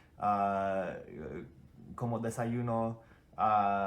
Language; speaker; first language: Spanish; non-native, fluent; English